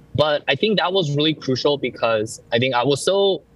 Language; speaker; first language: English; early bilingual, other home language; Chinese